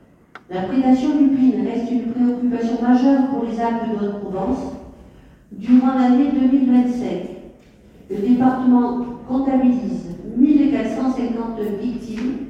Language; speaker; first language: French; native; French